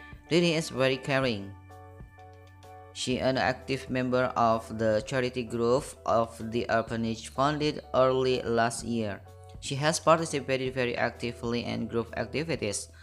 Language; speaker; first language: English; non-native, fluent; Indonesian